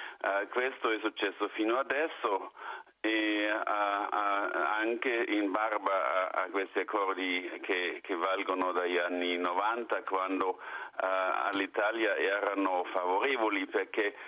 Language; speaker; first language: Italian; non-native, fluent; German